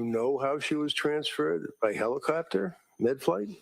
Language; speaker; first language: English; native; English